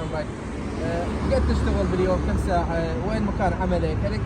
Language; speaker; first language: Arabic; native; Arabic